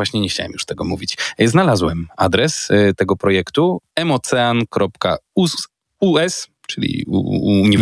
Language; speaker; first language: Polish; native; Polish